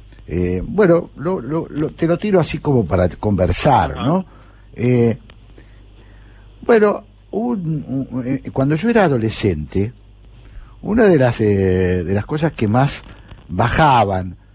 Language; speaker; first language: Spanish; native; Spanish